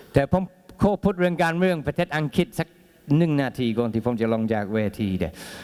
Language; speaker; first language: Thai; non-native, fluent; English